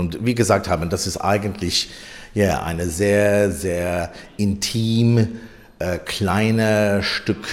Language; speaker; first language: German; non-native, fluent; English